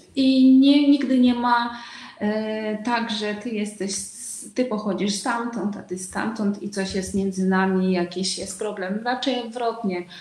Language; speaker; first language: Polish; non-native, fluent; Russian